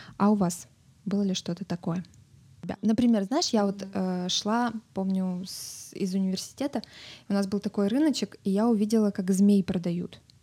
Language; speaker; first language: Russian; native; Russian